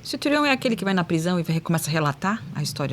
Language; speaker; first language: Portuguese; native; Portuguese